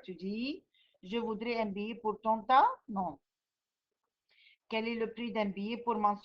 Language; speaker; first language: French; non-native, fluent; Arabic